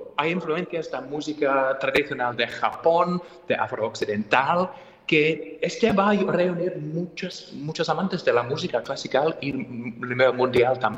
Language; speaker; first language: Spanish; non-native, fluent; English